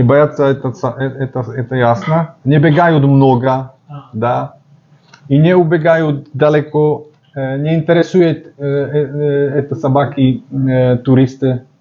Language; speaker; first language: Russian; non-native, learner; Slovak